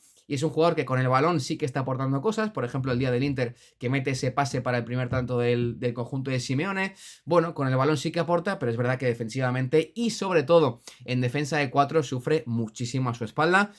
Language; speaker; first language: Spanish; native; Spanish